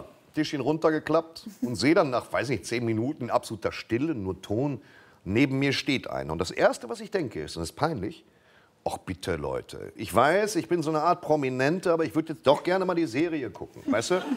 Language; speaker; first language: German; native; German